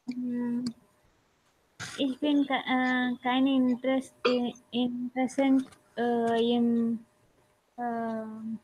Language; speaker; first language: German; non-native, learner; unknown